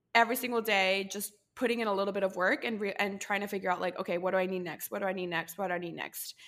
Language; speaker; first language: English; non-native, fluent; Spanish